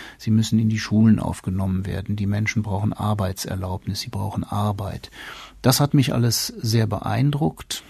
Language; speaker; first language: German; native; German